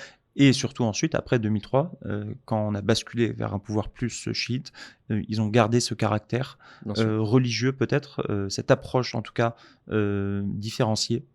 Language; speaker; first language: French; native; French